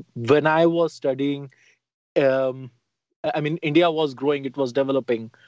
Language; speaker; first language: English; non-native, local second language; Hindi